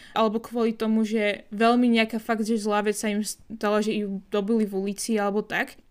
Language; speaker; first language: Slovak; non-native, fluent; Arabic